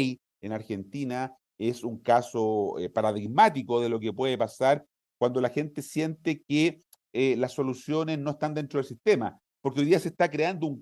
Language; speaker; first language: Spanish; native; Spanish